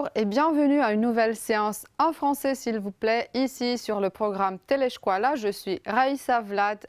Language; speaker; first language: French; non-native, fluent; Romanian